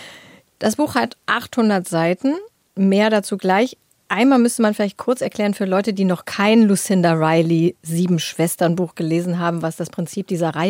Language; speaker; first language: German; native; German